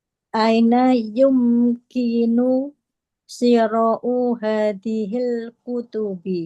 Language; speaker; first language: Arabic; non-native, learner; Indonesian